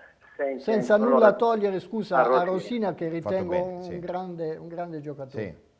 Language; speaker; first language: Italian; native; Italian